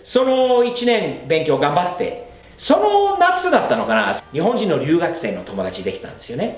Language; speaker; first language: Japanese; non-native, fluent; English